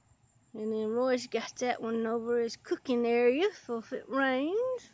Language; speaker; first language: English; native; English